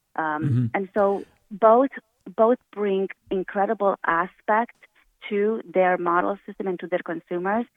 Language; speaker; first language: English; early bilingual, other home language; Romanian